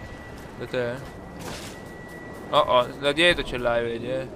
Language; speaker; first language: Italian; native; Italian